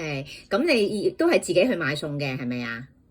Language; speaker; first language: Cantonese; native; Cantonese